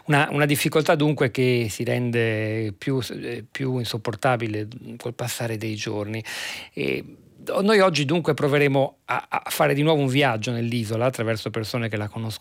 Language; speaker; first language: Italian; native; Italian